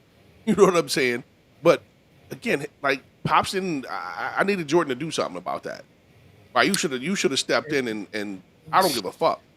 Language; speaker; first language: English; native; English